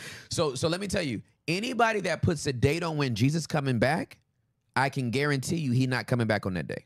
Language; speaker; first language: English; native; English